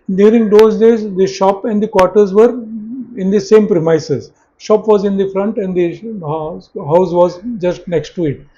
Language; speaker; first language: English; non-native, local second language; Marathi